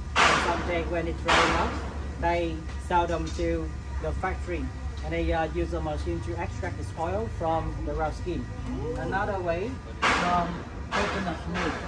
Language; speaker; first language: English; non-native, fluent; Vietnamese